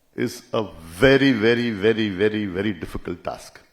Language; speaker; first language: English; non-native, local second language; Tamil